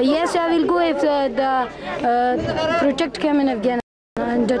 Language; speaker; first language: English; non-native, learner; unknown